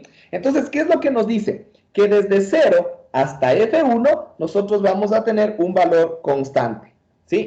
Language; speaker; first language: Spanish; native; Spanish